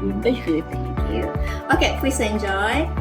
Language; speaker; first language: English; non-native, learner; Indonesian